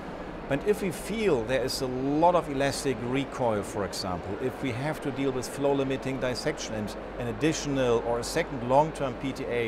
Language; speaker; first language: English; non-native, fluent; German